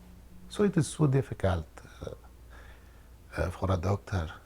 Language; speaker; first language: English; non-native, learner; Persian